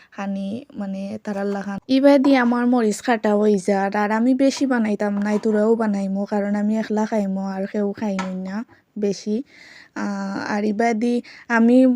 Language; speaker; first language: Bangla; non-native, local second language; Sylheti